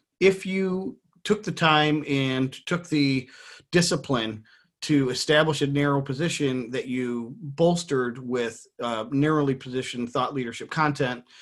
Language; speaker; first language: English; native; English